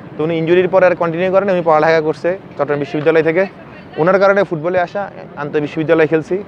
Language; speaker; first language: Bangla; native; Bangla